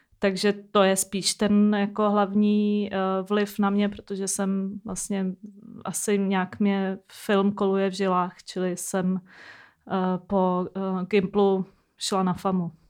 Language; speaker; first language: Czech; native; Czech